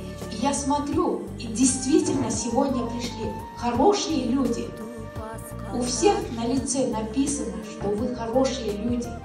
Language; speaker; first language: Russian; non-native, local second language; Kyrgyz